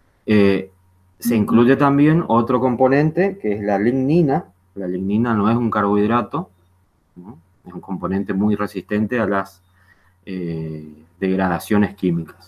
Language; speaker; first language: Spanish; native; Spanish